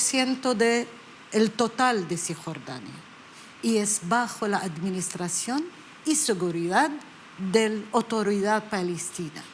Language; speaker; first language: Spanish; non-native, learner; Arabic